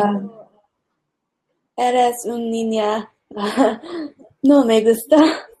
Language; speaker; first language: Spanish; early bilingual, heritage; English